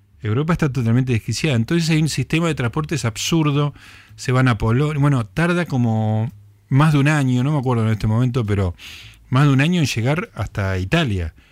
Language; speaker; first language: Spanish; native; Spanish